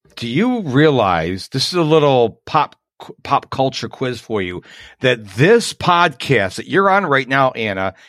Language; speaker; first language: English; native; English